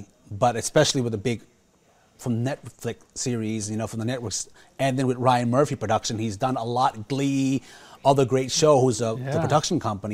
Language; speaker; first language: English; non-native, fluent; Lao